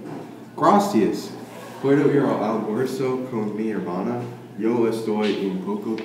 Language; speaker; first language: Spanish; non-native, learner; English